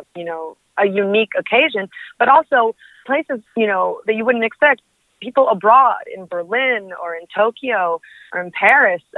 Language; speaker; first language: English; early bilingual, other home language; Spanish